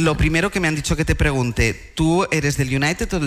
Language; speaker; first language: Spanish; native; Spanish